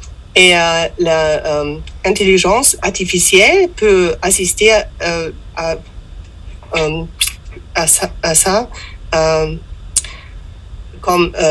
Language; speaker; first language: French; non-native, learner; German